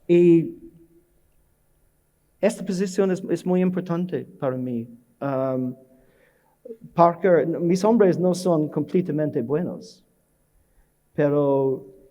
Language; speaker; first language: Spanish; non-native, learner; English